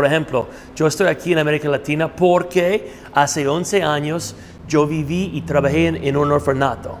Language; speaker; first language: Spanish; non-native, fluent; English